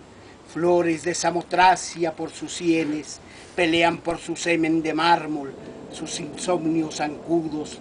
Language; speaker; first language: Spanish; native; Spanish